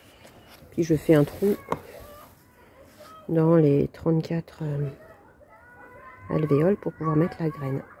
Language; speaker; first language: French; native; French